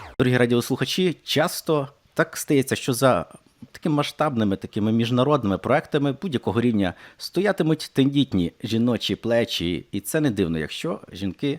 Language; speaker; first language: Ukrainian; native; Ukrainian